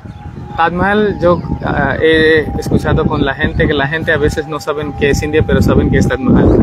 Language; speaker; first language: Spanish; non-native, learner; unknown